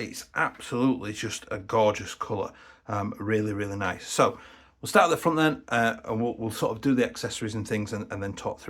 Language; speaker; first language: English; native; English